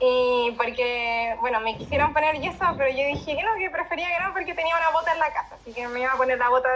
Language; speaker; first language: Spanish; native; Spanish